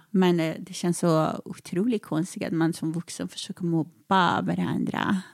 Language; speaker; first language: Swedish; non-native, fluent; Persian